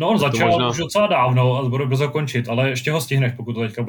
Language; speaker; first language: Czech; native; Czech